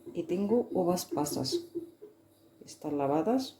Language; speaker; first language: Spanish; non-native, fluent; Arabic